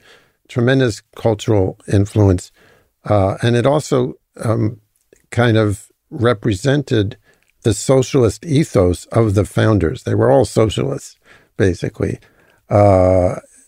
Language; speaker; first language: English; native; English